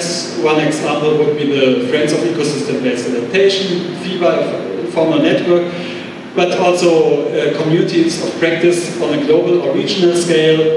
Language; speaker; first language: English; non-native, fluent; German